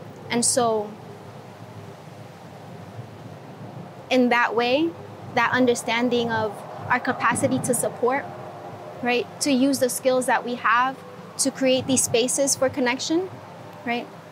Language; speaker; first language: English; early bilingual, other home language; Spanish